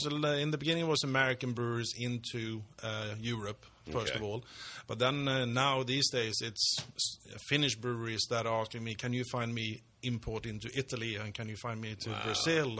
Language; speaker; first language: English; non-native, fluent; Swedish